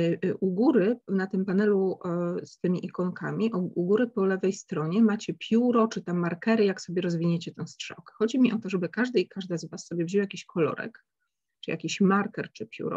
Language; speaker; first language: Polish; native; Polish